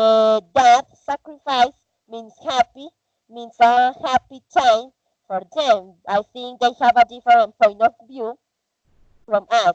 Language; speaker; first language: English; non-native, learner; Spanish